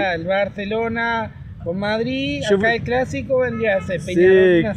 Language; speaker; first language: Spanish; native; Spanish